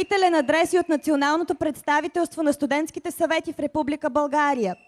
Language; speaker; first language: Bulgarian; native; Bulgarian